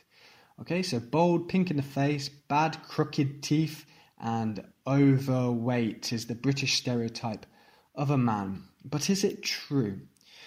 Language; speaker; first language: English; native; English